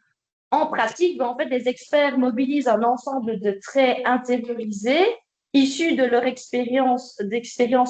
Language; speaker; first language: French; native; French